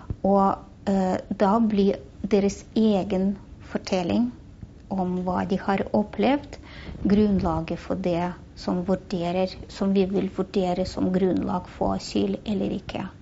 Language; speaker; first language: Norwegian; non-native, fluent; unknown